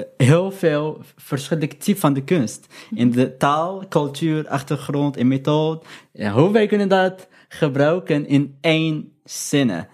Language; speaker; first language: Dutch; non-native, learner; Arabic